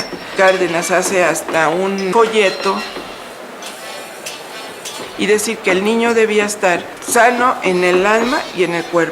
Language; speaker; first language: Spanish; native; Spanish